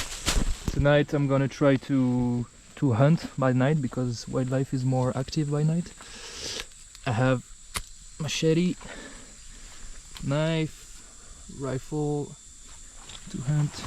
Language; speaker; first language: English; non-native, fluent; French